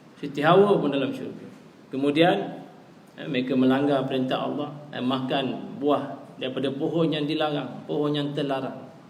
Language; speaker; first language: Malay; native; Malay